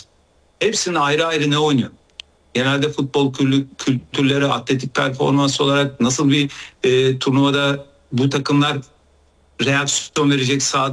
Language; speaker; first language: Turkish; native; Turkish